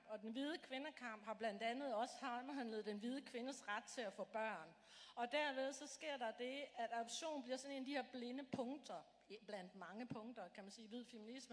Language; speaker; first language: Danish; native; Danish